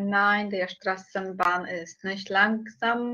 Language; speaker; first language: German; non-native, learner; Polish